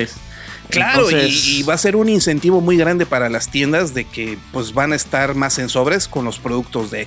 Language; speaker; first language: Spanish; native; Spanish